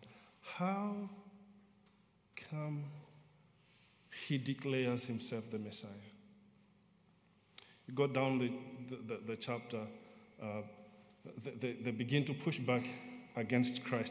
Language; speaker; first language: English; non-native, local second language; Nyanja